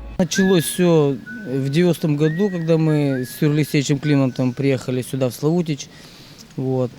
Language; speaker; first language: Russian; native; Russian